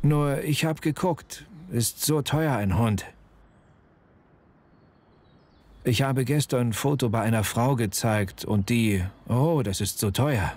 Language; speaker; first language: German; non-native, learner; Romanian